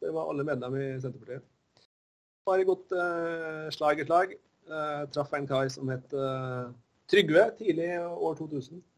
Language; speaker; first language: Norwegian; native; Norwegian